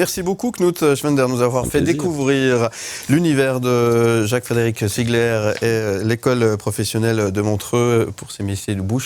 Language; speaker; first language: French; native; French